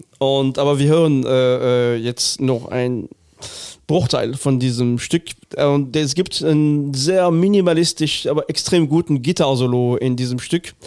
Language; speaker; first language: German; non-native, fluent; French